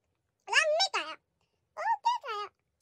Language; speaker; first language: English; non-native, learner; Korean